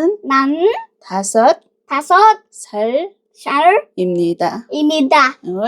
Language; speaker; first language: Korean; non-native, fluent; Mongolian